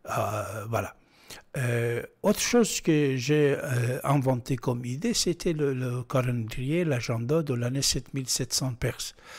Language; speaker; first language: French; non-native, fluent; Persian